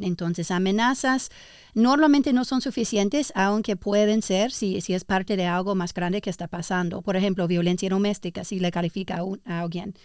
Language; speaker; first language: Spanish; early bilingual, heritage; English